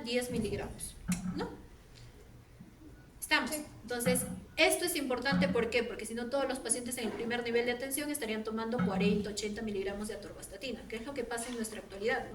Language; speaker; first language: Spanish; native; Spanish